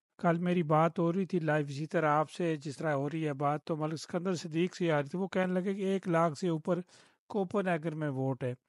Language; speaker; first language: Urdu; non-native, local second language; Punjabi